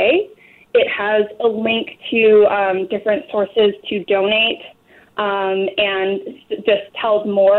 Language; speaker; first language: English; native; English